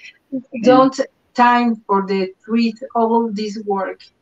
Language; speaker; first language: English; non-native, learner; Spanish